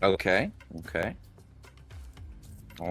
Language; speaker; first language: English; native; English